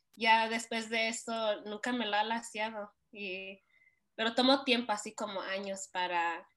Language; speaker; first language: Spanish; early bilingual, heritage; Spanish